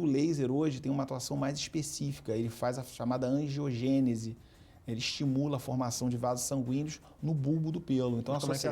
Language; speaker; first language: Portuguese; native; Portuguese